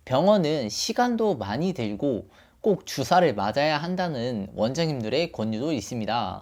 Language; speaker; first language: Korean; native; Korean